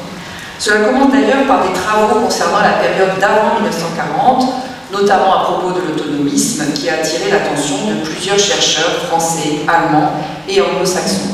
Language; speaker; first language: French; native; French